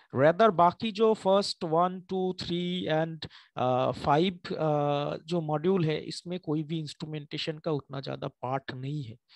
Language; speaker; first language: Hindi; non-native, local second language; Bangla